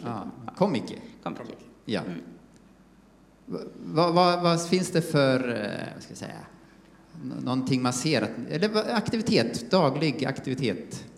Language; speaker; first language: Swedish; native; Swedish